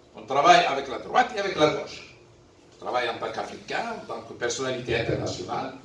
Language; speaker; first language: French; non-native, local second language; Arabic